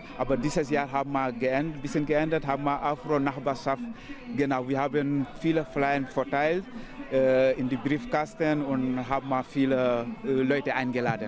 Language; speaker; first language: German; non-native, learner; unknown